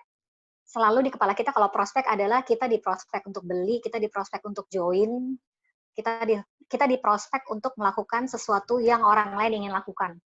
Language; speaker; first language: Indonesian; native; Indonesian